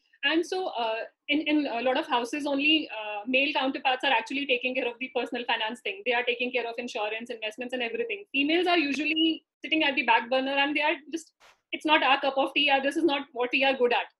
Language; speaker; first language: English; non-native, local second language; Hindi